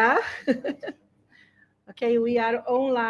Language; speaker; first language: English; non-native, learner; Portuguese